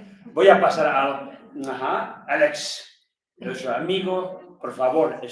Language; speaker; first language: Spanish; non-native, learner; Tibetan